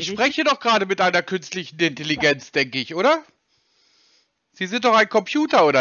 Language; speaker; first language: German; native; German